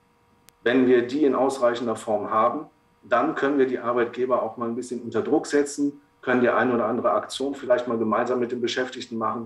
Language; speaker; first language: German; native; German